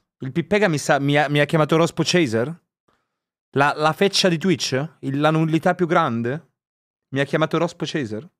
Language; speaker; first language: Italian; native; Italian